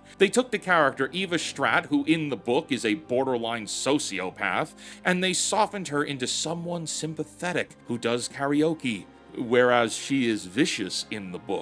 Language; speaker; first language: English; native; English